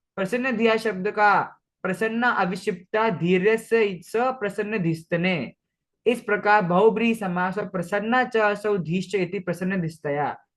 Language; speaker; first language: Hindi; non-native, local second language; Marathi